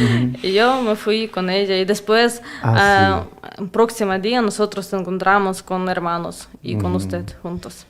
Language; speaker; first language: Spanish; non-native, learner; Russian